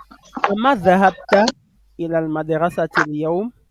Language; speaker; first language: Arabic; non-native, fluent; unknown